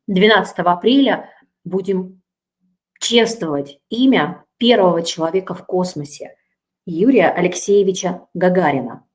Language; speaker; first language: Russian; native; Russian